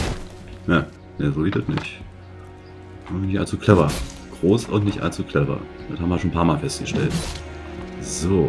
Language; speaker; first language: German; native; German